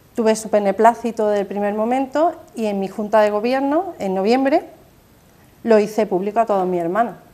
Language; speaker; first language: Spanish; native; Spanish